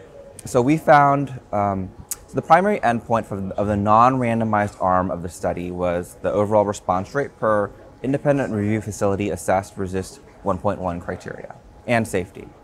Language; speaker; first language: English; native; English